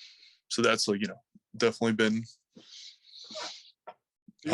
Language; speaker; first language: English; native; English